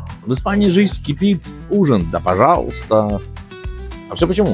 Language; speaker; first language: Russian; native; Russian